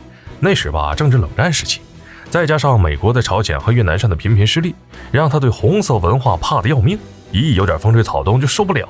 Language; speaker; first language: Chinese; native; Chinese